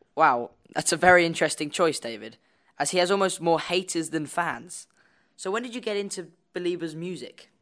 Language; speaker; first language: English; non-native, fluent; Chinese